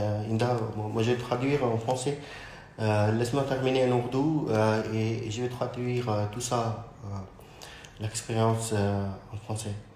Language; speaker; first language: French; non-native, learner; Urdu